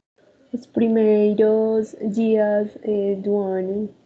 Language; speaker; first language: Portuguese; non-native, learner; Spanish